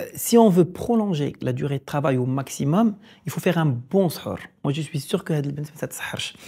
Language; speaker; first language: French; non-native, local second language; Arabic